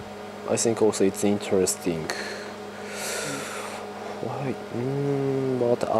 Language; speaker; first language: English; non-native, learner; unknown